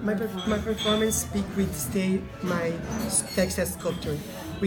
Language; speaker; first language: English; non-native, learner; Italian